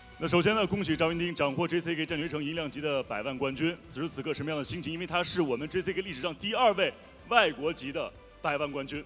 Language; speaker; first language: Chinese; native; Chinese